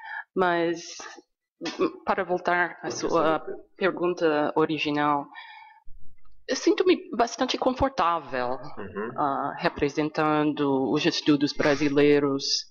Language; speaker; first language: Portuguese; non-native, fluent; English